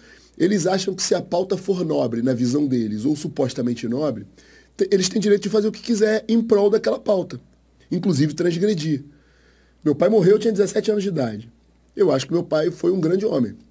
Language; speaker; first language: Portuguese; native; Portuguese